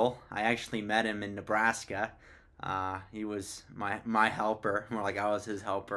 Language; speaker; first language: English; native; English